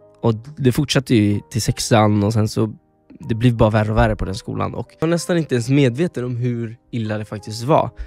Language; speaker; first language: Swedish; early bilingual, other home language; Spanish